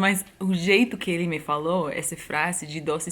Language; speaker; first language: Portuguese; non-native, fluent; English